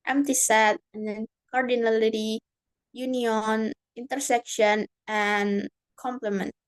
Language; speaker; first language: English; non-native, learner; Indonesian